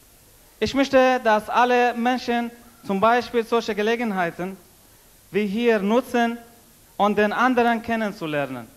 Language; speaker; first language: German; non-native, fluent; Persian